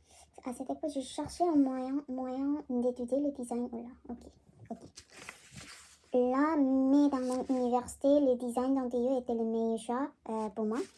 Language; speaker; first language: French; non-native, learner; Korean